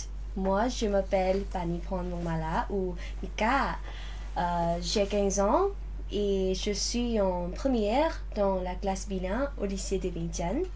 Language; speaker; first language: French; non-native, learner; Lao